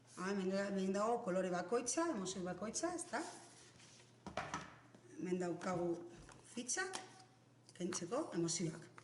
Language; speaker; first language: Basque; non-native, local second language; Spanish